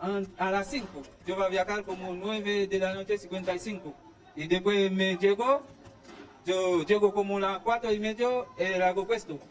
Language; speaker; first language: Spanish; non-native, learner; Haitian Creole